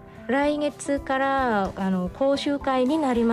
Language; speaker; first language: Japanese; non-native, fluent; Thai